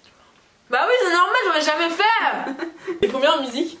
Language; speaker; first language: French; native; French